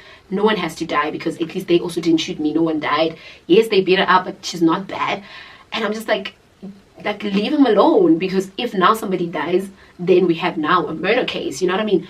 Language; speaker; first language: English; non-native, local second language; Zulu